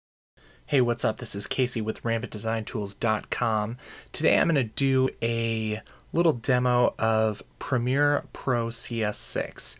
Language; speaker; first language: English; native; English